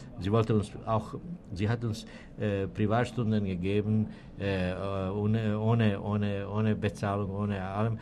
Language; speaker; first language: German; non-native, fluent; Serbian